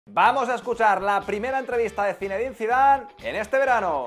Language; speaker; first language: Spanish; native; Spanish